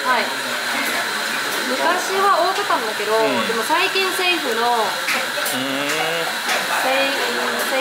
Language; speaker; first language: Japanese; non-native, fluent; Vietnamese